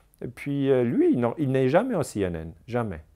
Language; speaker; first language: French; non-native, local second language; German